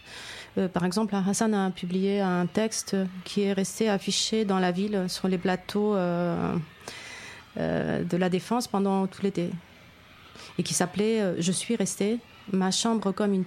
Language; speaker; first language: French; non-native, fluent; Italian